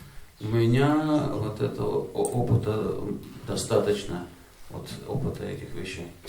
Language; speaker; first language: Russian; native; Russian